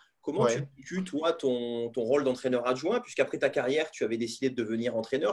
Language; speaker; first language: French; native; French